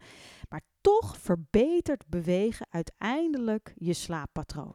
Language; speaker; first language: Dutch; native; Dutch